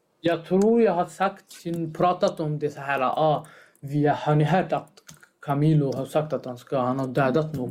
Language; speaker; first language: Swedish; non-native, fluent; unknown